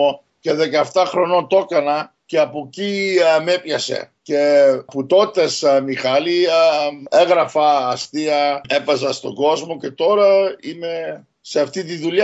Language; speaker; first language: Greek; early bilingual, heritage; Greek